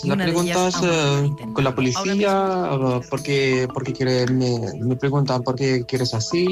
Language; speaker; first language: Spanish; non-native, learner; Arabic